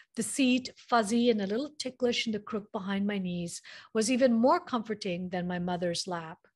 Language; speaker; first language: English; non-native, local second language; Manipuri